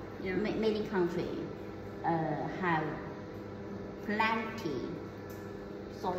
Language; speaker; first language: English; non-native, learner; Chinese